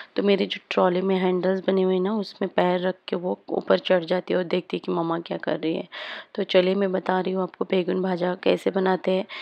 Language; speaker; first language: Hindi; native; Hindi